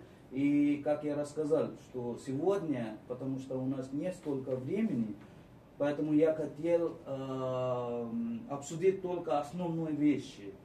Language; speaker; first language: Russian; non-native, fluent; Marathi